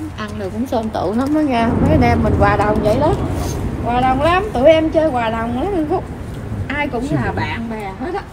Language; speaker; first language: Vietnamese; native; Vietnamese